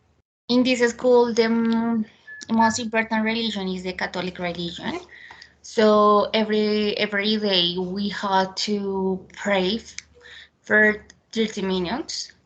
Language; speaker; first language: English; non-native, learner; Spanish